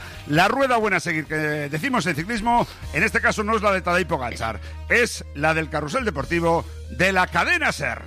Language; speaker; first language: Spanish; native; Spanish